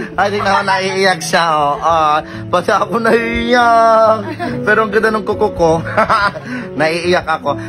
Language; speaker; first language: Filipino; non-native, local second language; Iloko